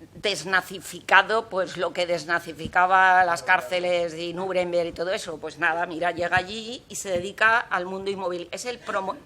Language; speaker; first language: Spanish; non-native, local second language; Catalan